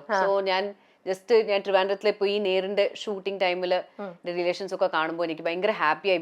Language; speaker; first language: Malayalam; early bilingual, heritage; Malayalam